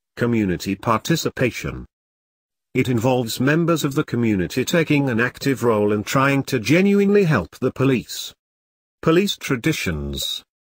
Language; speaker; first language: English; non-native, local second language; Filipino